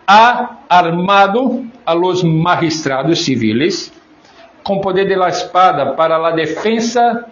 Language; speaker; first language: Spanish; non-native, learner; Portuguese